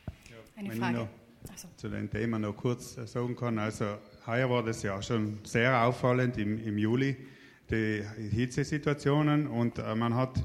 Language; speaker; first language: German; native; German